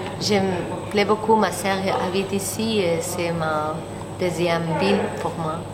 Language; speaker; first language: French; non-native, learner; Catalan